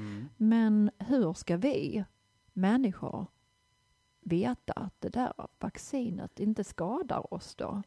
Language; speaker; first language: Swedish; native; Swedish